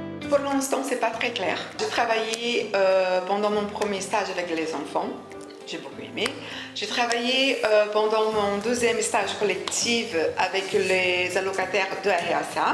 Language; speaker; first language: French; non-native, fluent; Portuguese